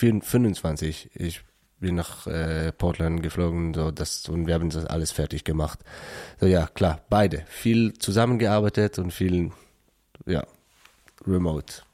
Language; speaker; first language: German; non-native, learner; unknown